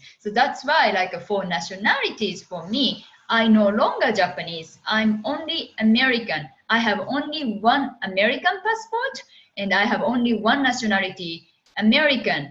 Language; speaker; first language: English; non-native, fluent; Japanese